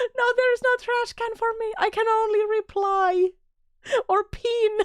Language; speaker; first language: English; non-native, fluent; Finnish